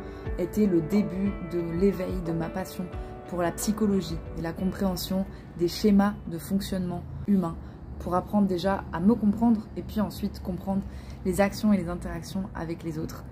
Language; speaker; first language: French; native; French